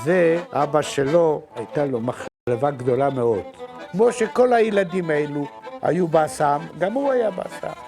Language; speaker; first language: Hebrew; non-native, fluent; Yiddish